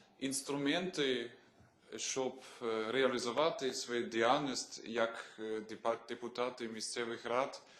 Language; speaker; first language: Ukrainian; non-native, fluent; German